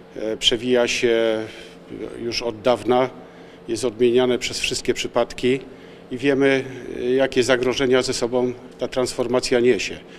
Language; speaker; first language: Polish; native; Polish